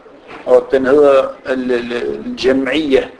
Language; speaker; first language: Danish; non-native, fluent; Arabic